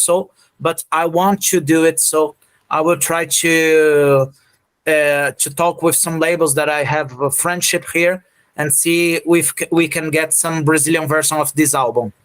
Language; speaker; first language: English; non-native, fluent; Portuguese